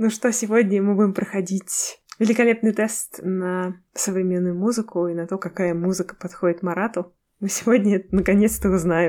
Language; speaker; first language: Russian; native; Russian